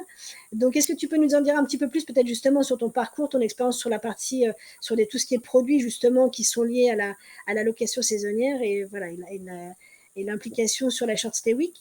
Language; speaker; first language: French; native; French